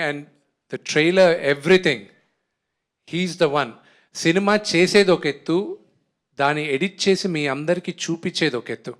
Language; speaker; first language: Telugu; native; Telugu